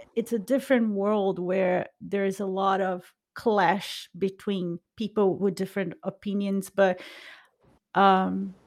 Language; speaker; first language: English; non-native, fluent; Portuguese